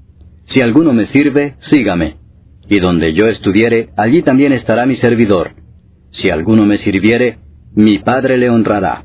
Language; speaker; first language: Spanish; native; Spanish